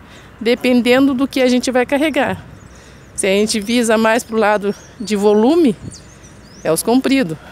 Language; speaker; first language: Portuguese; native; Portuguese